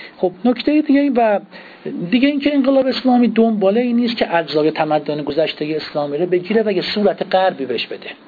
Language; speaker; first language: Persian; native; Persian